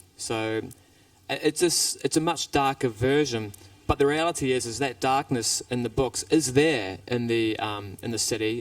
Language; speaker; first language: English; native; English